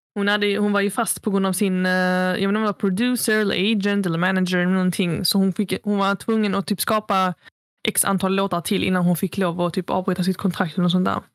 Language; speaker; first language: Swedish; early bilingual, other home language; Arabic